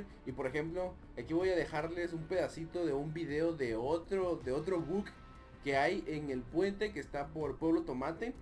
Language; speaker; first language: Spanish; native; Spanish